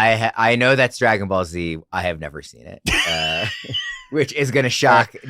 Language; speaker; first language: English; native; English